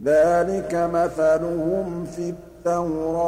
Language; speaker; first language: Arabic; native; Arabic